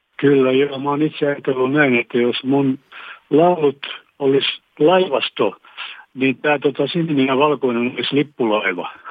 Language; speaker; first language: Finnish; native; Finnish